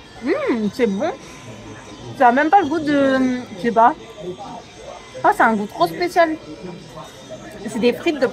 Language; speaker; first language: French; native; French